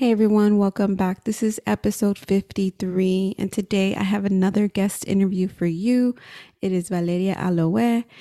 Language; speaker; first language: English; native; English